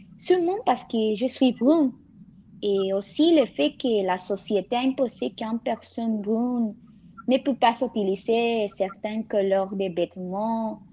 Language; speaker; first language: French; non-native, learner; Spanish